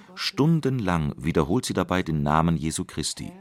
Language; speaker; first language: German; native; German